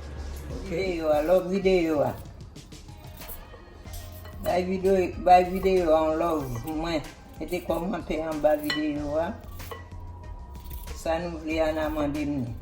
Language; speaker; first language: French; non-native, learner; Haitian Creole